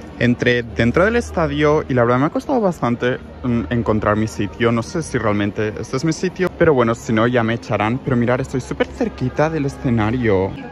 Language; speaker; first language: Spanish; native; Spanish